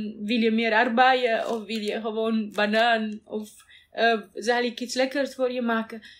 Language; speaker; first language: Dutch; non-native, fluent; Romanian